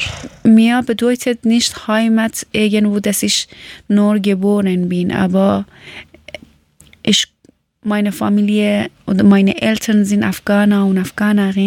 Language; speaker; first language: German; non-native, learner; Persian